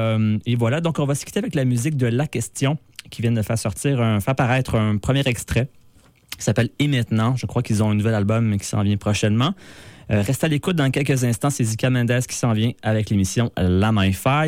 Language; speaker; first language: French; native; French